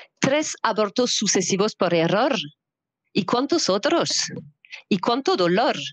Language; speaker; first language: Spanish; non-native, fluent; French